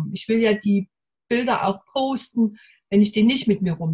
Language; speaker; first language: German; native; German